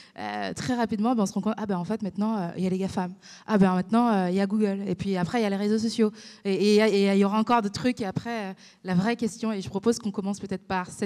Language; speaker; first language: French; native; French